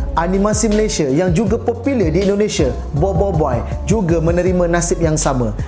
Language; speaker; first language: Malay; native; Malay